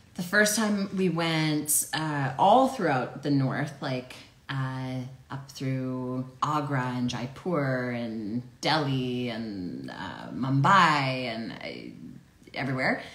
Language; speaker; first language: English; native; English